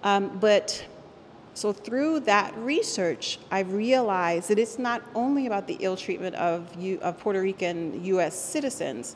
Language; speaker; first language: English; early bilingual, other home language; Spanish